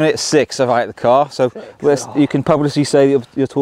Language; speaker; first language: English; native; English